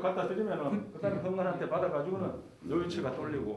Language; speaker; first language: Korean; native; Korean